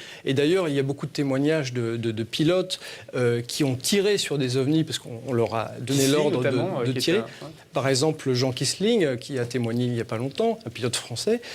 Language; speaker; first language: French; native; French